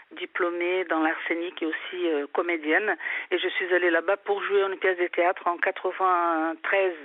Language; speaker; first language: French; non-native, fluent; Portuguese